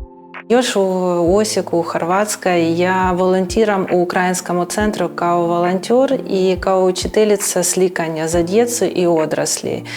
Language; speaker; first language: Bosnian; non-native, learner; Ukrainian